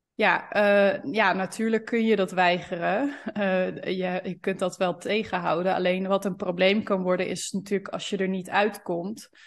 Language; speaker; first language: Dutch; native; Dutch